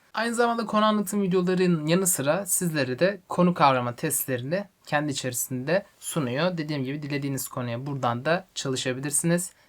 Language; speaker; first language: Turkish; native; Turkish